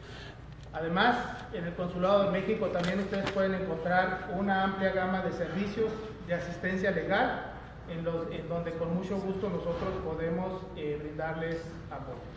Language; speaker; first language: Spanish; native; Spanish